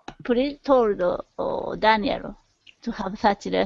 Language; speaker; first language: English; non-native, learner; Japanese